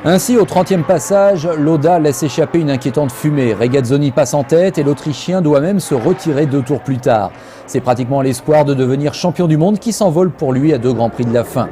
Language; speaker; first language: French; native; French